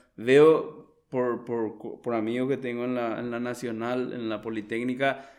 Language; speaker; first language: Spanish; native; Spanish